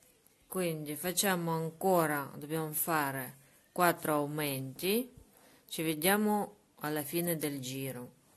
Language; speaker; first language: Italian; non-native, learner; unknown